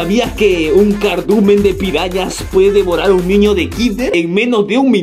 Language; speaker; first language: Spanish; native; Spanish